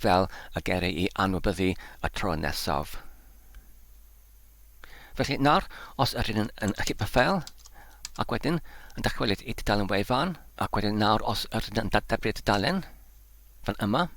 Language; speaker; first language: Welsh; non-native, learner; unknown